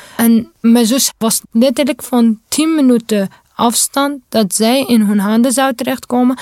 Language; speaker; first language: Dutch; non-native, fluent; Kurdish